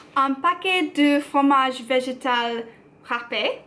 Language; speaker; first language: French; non-native, learner; English